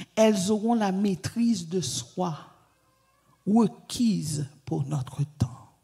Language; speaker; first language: French; native; French